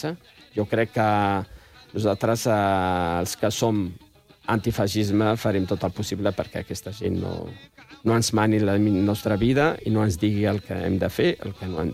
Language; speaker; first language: Catalan; non-native, fluent; Riffian